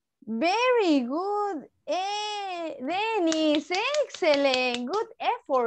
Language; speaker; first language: English; non-native, fluent; Spanish